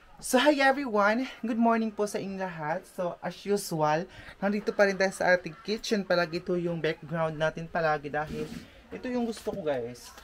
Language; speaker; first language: Filipino; non-native, local second language; Cebuano